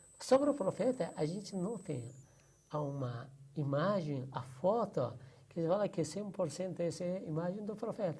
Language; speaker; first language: Portuguese; non-native, learner; Persian